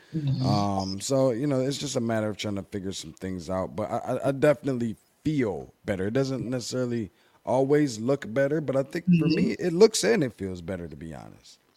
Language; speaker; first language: English; native; English